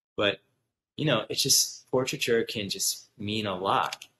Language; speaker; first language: English; native; English